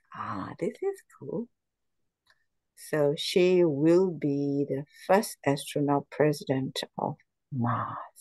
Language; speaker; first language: English; non-native, fluent; Burmese